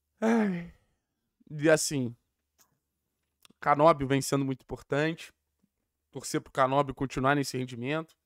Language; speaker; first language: Portuguese; native; Portuguese